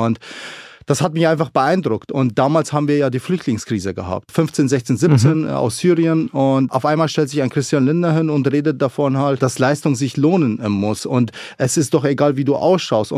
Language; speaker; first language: German; early bilingual, other home language; Arabic